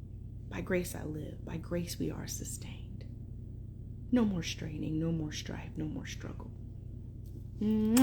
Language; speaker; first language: English; native; English